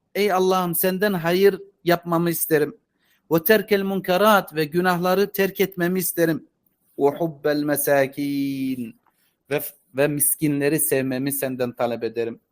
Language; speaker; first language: Turkish; native; Turkish